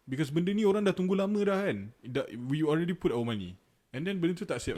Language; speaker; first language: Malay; native; Malay